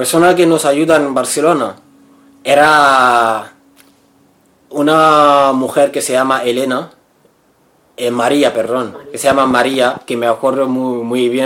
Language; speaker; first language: Spanish; non-native, learner; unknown